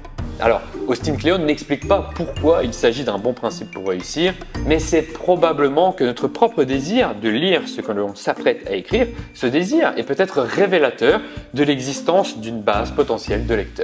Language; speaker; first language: French; native; French